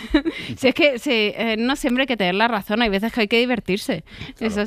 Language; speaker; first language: Spanish; native; Spanish